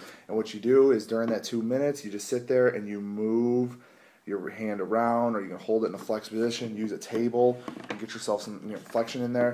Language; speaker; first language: English; native; English